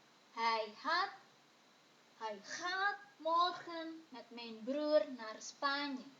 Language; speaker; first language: Dutch; non-native, fluent; Indonesian